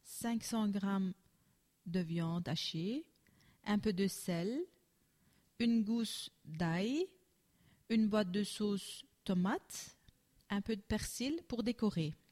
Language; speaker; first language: French; non-native, learner; Turkish